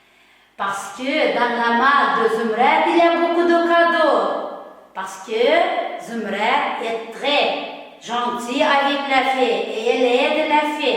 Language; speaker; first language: French; non-native, fluent; Uzbek